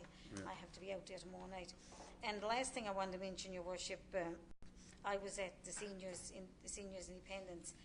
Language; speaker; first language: English; native; English